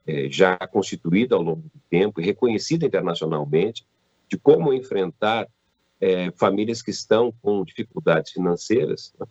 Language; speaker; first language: Portuguese; native; Portuguese